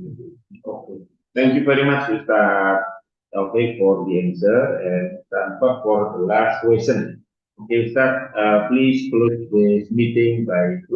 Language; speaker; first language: English; non-native, learner; Indonesian